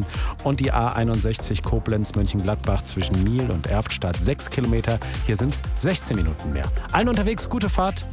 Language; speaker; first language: German; native; German